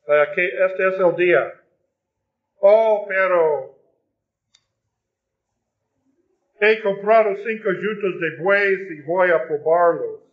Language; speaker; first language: Spanish; non-native, fluent; English